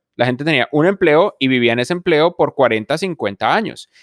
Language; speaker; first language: Spanish; native; Spanish